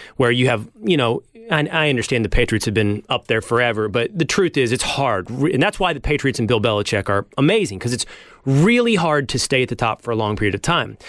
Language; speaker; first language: English; native; English